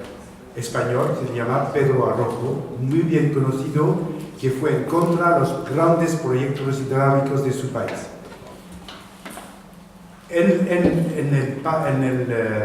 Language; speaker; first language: Spanish; non-native, fluent; French